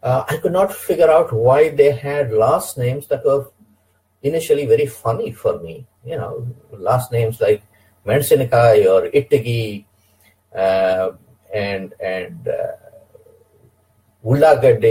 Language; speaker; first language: English; non-native, local second language; Kannada